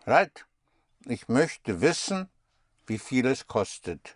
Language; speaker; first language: German; non-native, fluent; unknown